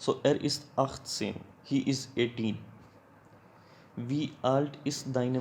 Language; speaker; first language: German; non-native, learner; Hindi